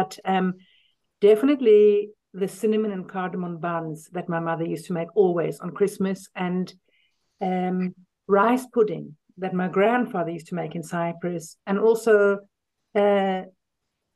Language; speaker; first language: English; native; English